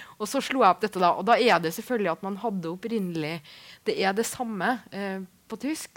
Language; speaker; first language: Norwegian; native; Norwegian